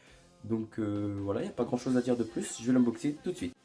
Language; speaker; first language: French; native; French